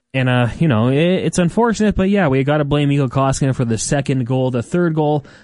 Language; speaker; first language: English; native; English